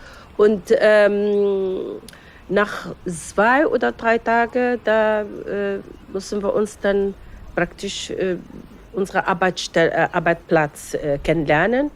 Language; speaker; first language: German; non-native, fluent; Arabic